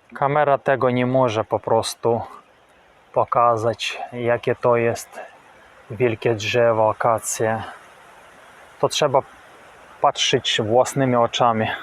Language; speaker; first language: Polish; non-native, fluent; Russian